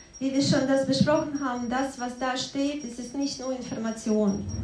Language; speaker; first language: German; non-native, fluent; Russian